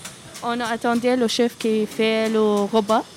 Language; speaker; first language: French; non-native, learner; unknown